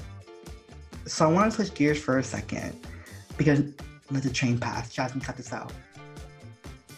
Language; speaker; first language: English; native; English